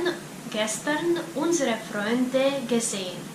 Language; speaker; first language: German; non-native, fluent; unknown